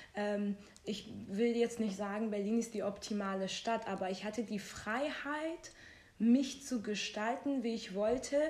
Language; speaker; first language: German; non-native, fluent; Persian